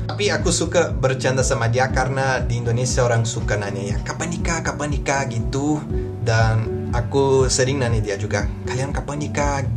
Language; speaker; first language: Indonesian; non-native, fluent; Portuguese